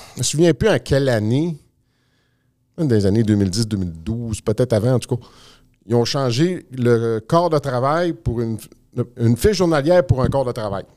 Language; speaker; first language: French; native; French